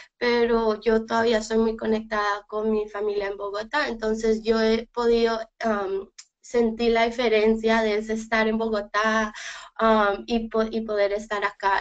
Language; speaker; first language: Spanish; early bilingual, heritage; Spanish